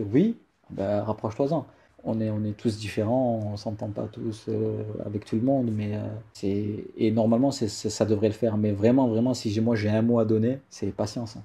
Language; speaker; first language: French; native; French